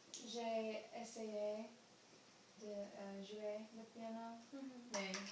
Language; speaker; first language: French; non-native, learner; English